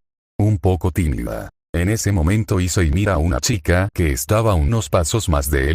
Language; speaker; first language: Spanish; native; Spanish